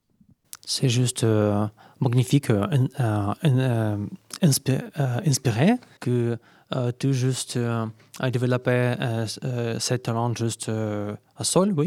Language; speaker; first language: French; non-native, learner; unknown